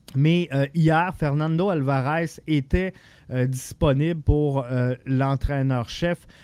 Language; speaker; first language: French; native; French